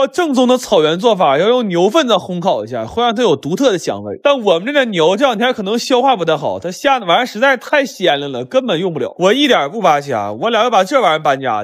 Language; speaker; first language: Chinese; native; Chinese